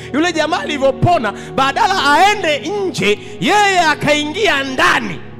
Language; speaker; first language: Swahili; native; Swahili